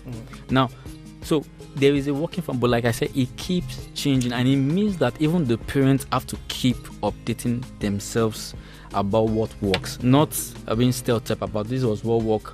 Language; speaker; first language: English; non-native, local second language; Yoruba